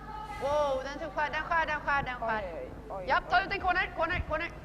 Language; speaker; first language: Swedish; native; Swedish